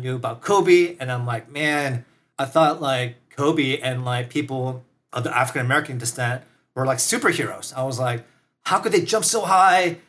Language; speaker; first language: English; early bilingual, other home language; Korean